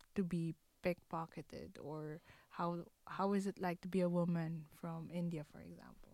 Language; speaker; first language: English; non-native, local second language; Hindi